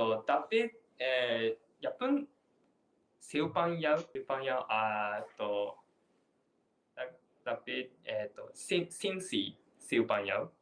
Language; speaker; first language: Cantonese; non-native, learner; Japanese